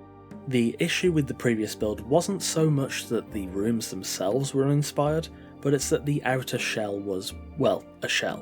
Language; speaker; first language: English; native; English